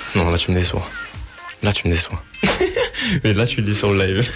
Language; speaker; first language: French; native; French